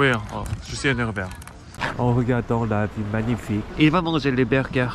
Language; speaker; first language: French; non-native, fluent; Korean